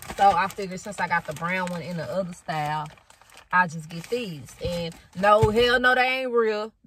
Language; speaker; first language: English; native; English